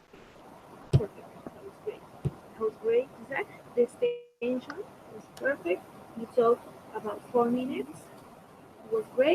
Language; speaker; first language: English; non-native, fluent; Spanish